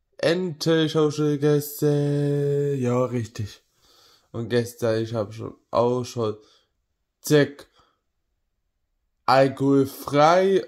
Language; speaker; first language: German; non-native, learner; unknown